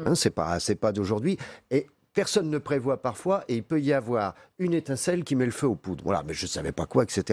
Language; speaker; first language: French; native; French